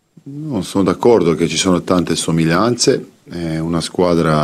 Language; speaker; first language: Italian; non-native, fluent; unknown